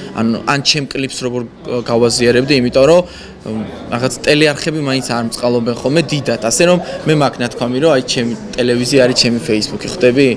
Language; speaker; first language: Georgian; native; Georgian